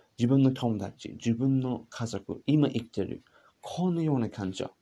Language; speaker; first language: Japanese; non-native, learner; English